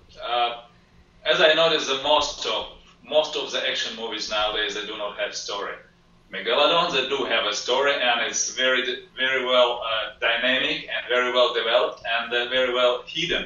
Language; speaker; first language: English; non-native, fluent; Russian